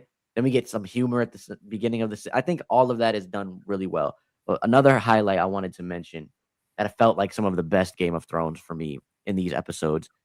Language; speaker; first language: English; native; English